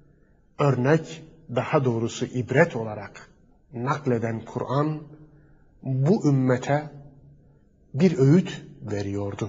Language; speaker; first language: Turkish; native; Turkish